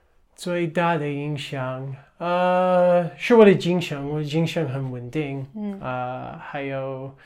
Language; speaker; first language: Chinese; non-native, fluent; English